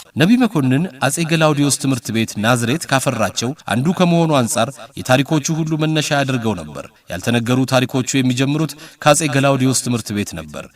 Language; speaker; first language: Amharic; native; Amharic